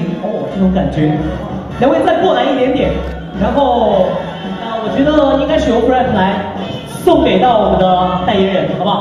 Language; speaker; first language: Chinese; native; Chinese